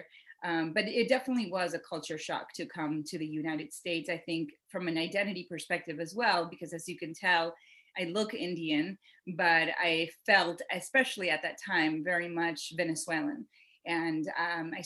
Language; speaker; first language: English; non-native, fluent; Spanish